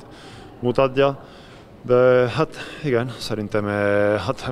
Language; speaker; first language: Hungarian; non-native, learner; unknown